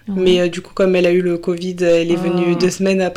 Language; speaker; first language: French; native; French